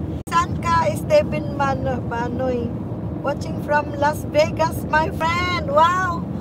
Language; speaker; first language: English; non-native, local second language; Cebuano